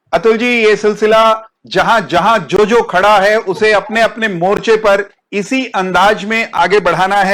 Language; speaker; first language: Hindi; native; Hindi